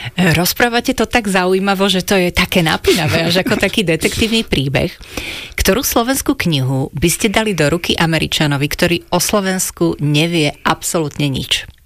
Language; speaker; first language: Slovak; native; Slovak